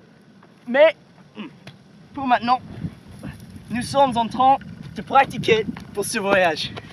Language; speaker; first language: French; non-native, learner; English